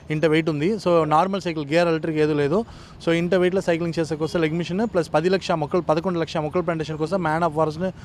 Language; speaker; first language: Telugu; non-native, learner; Tamil